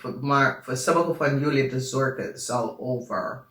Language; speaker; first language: Dutch; non-native, learner; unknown